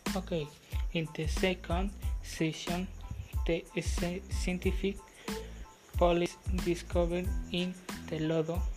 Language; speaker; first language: English; non-native, learner; Spanish